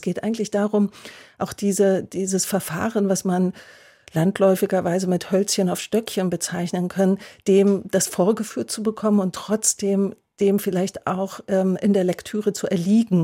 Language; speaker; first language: German; native; German